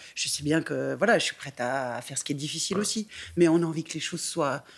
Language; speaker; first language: French; native; French